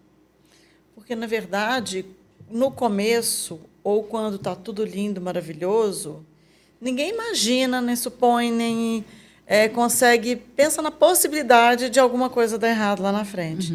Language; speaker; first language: Portuguese; native; Portuguese